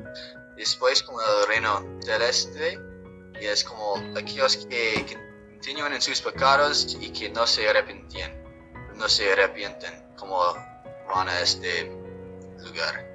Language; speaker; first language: Spanish; non-native, fluent; English